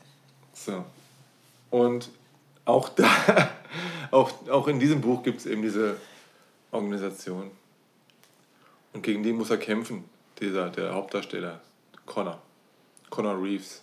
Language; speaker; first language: German; native; German